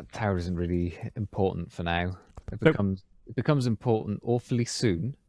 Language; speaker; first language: English; native; English